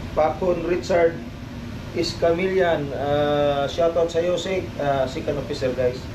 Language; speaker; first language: Filipino; non-native, local second language; Cebuano